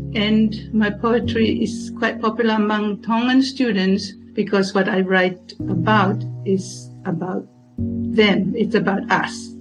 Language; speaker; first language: English; non-native, fluent; Tongan